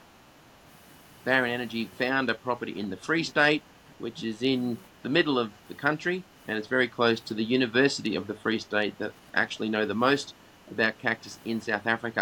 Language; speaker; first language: English; native; English